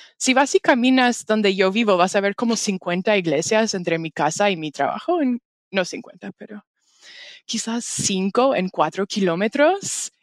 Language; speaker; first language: Spanish; non-native, fluent; English